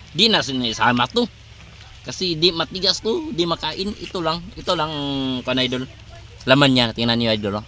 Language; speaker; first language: Filipino; non-native, local second language; Cebuano